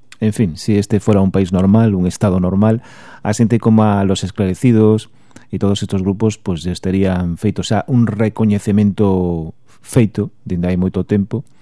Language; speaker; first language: Galician; native; Galician